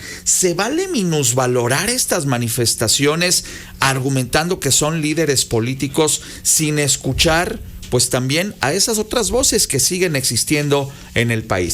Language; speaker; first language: Spanish; native; Spanish